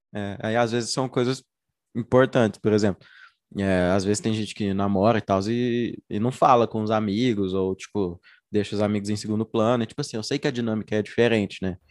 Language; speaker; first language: Portuguese; native; Portuguese